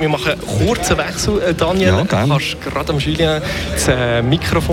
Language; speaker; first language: German; native; German